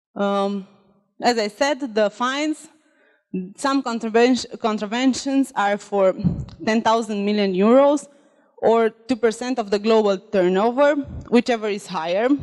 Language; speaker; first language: English; non-native, fluent; Romanian